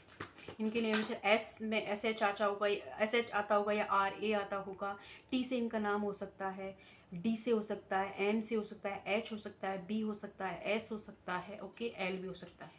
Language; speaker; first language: Hindi; native; Hindi